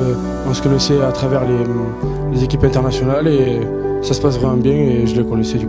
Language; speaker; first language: French; native; French